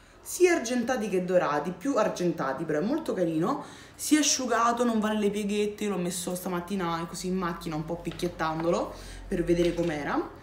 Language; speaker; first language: Italian; native; Italian